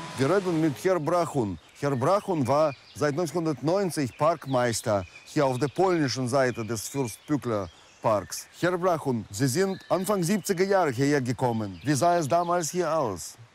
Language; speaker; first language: German; non-native, fluent; Russian